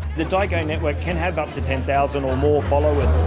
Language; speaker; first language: English; native; English